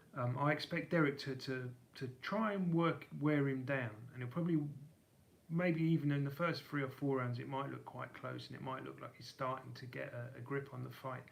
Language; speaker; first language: English; native; English